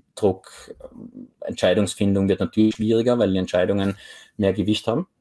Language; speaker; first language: German; native; German